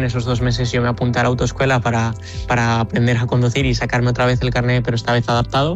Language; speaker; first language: Spanish; native; Spanish